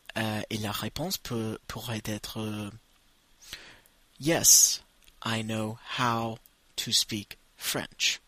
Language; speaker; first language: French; non-native, fluent; English